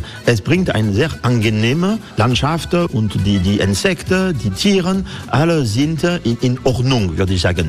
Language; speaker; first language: German; non-native, fluent; French